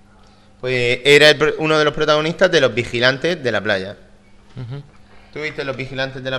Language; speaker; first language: Spanish; native; Spanish